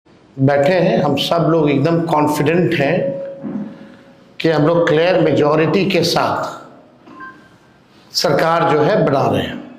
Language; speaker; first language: Hindi; native; Hindi